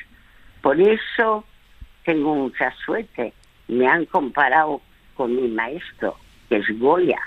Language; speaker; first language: Spanish; early bilingual, other home language; French